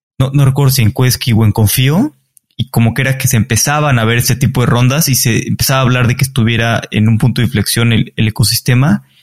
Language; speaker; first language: Spanish; native; Spanish